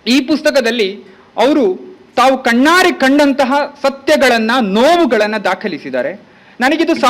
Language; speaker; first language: Kannada; native; Kannada